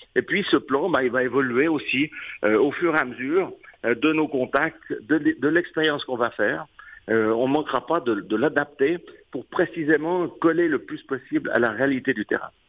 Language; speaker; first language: French; native; French